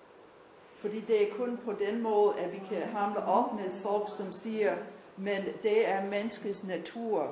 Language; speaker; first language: Danish; non-native, fluent; English